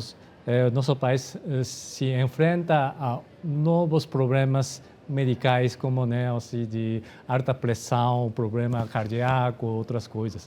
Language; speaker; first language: Portuguese; non-native, fluent; Japanese